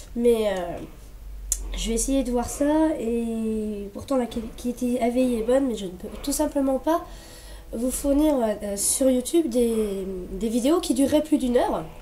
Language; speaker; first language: French; native; French